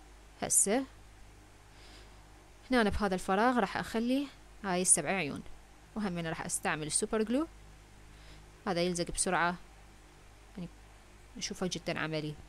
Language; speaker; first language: Arabic; native; Arabic